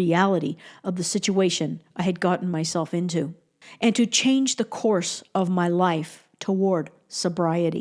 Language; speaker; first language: English; native; English